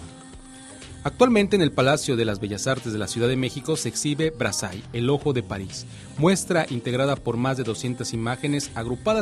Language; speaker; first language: Spanish; native; Spanish